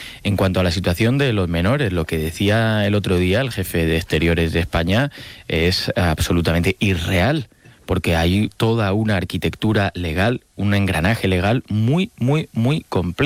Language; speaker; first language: Spanish; native; Spanish